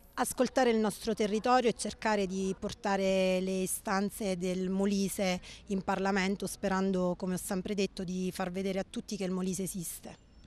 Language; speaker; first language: Italian; native; Italian